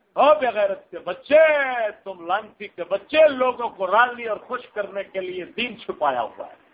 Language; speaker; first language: Urdu; non-native, local second language; Punjabi